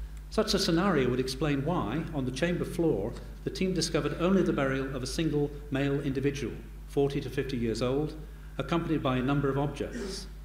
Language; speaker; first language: English; native; English